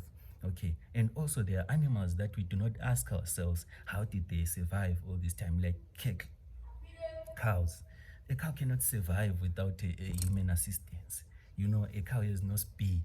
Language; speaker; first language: English; non-native, local second language; Xhosa